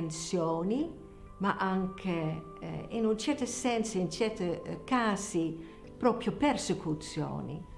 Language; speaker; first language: Italian; non-native, fluent; Dutch